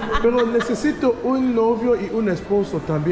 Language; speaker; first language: Spanish; non-native, learner; English